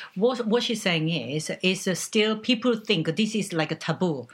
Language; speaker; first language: English; non-native, fluent; Korean